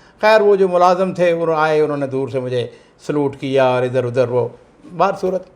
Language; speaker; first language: Urdu; non-native, local second language; Punjabi